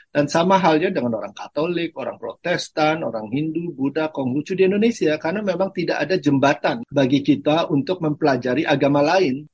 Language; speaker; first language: Indonesian; native; Indonesian